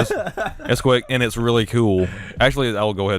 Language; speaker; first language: English; native; English